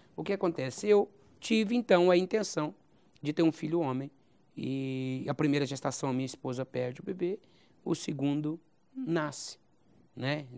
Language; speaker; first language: Portuguese; native; Portuguese